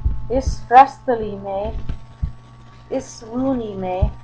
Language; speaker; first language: Irish; non-native, learner; English